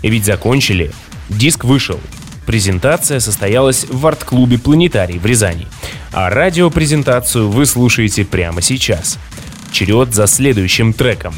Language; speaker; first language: Russian; native; Russian